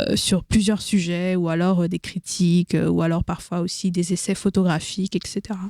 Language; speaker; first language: French; native; French